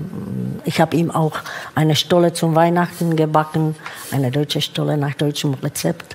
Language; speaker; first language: German; non-native, fluent; Czech